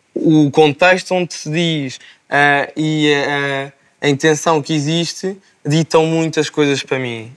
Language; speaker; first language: Portuguese; native; Portuguese